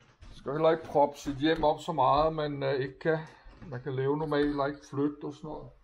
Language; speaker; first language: Danish; native; Danish